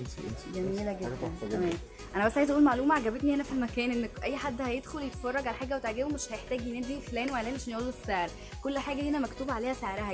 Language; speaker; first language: Arabic; native; Arabic